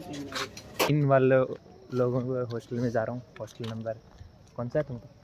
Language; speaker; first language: Hindi; native; Hindi